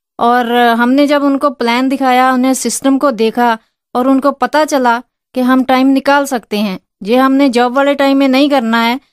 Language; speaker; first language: Hindi; non-native, local second language; Punjabi